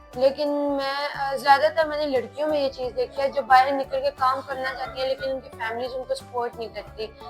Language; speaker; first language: Urdu; native; Urdu